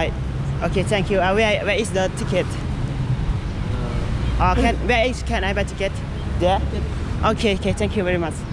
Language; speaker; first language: English; non-native, learner; Lao